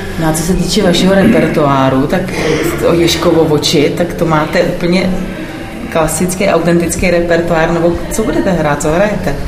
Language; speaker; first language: Czech; native; Czech